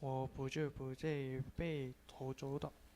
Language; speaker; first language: Chinese; non-native, learner; Korean